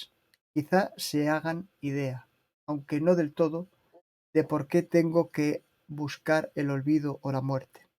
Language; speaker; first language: Spanish; native; Spanish